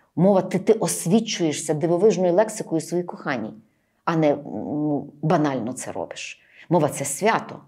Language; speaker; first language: Ukrainian; native; Ukrainian